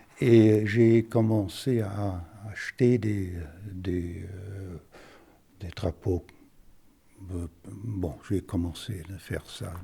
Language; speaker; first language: French; non-native, fluent; German